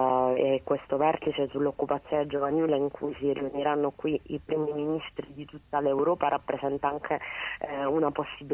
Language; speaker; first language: Italian; native; Italian